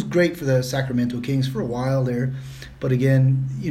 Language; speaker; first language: English; non-native, fluent; Dutch